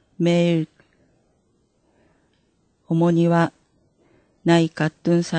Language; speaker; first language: Korean; non-native, fluent; Japanese